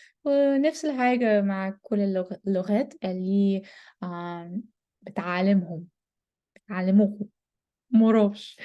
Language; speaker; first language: Arabic; non-native, learner; English